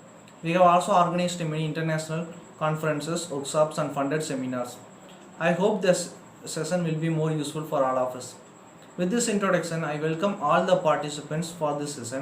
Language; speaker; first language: English; non-native, local second language; Tamil